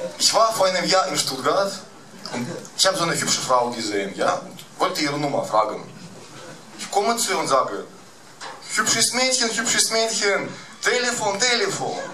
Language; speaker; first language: German; early bilingual, other home language; Russian